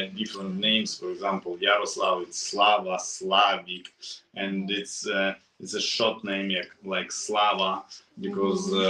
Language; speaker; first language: English; non-native, learner; Ukrainian